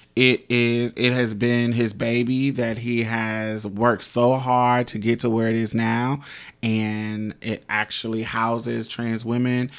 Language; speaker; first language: English; native; English